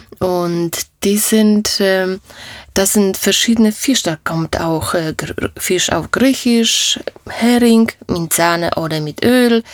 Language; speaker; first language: German; non-native, fluent; Polish